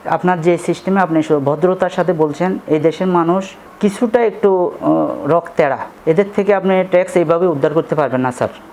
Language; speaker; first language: Bangla; native; Bangla